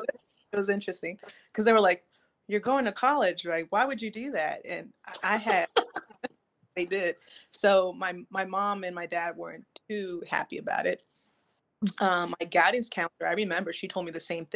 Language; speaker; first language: English; native; English